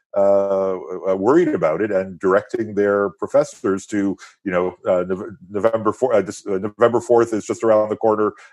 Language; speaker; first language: English; non-native, fluent; French